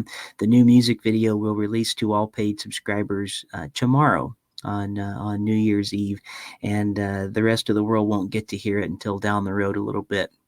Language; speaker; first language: English; native; English